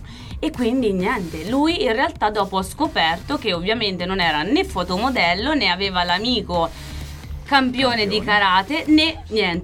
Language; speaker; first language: Italian; native; Italian